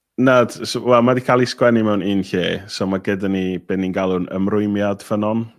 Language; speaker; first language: Welsh; native; Welsh